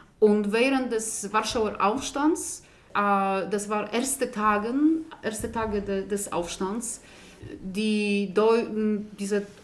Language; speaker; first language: German; non-native, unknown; Polish